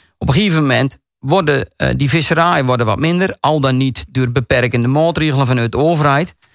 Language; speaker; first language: Dutch; native; Dutch